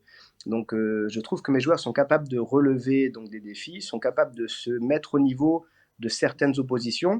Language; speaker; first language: French; native; French